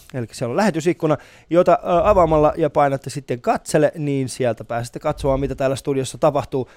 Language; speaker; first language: Finnish; early bilingual, other home language; Persian